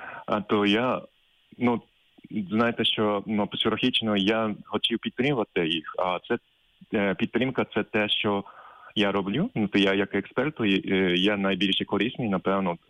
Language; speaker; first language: Ukrainian; non-native, fluent; Japanese